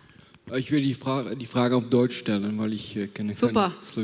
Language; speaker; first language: German; non-native, fluent; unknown